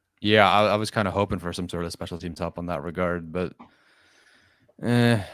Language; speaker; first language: English; native; English